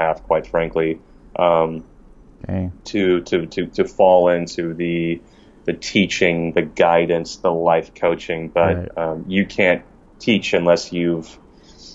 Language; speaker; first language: English; native; English